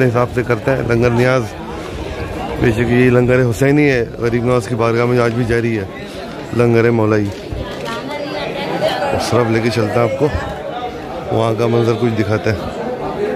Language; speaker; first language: Urdu; native; Urdu